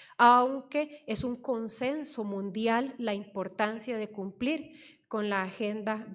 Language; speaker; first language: Spanish; native; Spanish